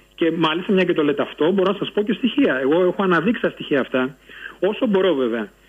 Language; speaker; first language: Greek; native; Greek